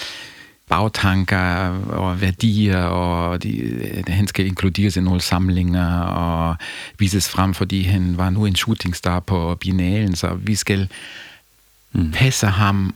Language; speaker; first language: Danish; non-native, fluent; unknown